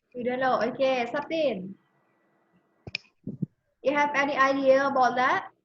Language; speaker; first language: English; non-native, fluent; Indonesian